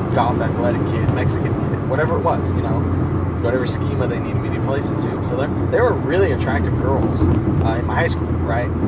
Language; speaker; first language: English; early bilingual, other home language; Spanish